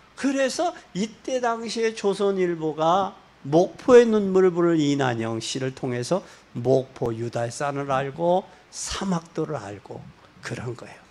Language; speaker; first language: Korean; native; Korean